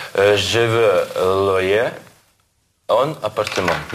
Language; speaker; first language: French; non-native, learner; Russian